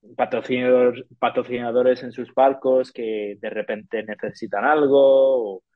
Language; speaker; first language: Spanish; non-native, fluent; English